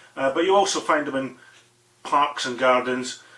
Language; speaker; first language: English; native; English